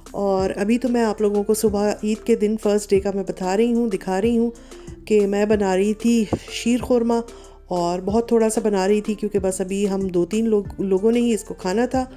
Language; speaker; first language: Urdu; native; Urdu